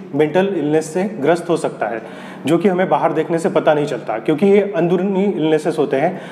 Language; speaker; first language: Hindi; non-native, local second language; Marathi